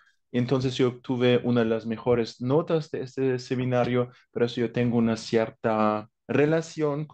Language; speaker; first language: Spanish; non-native, fluent; German